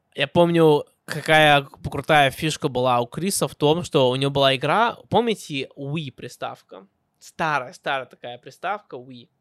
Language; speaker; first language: Russian; early bilingual, heritage; Russian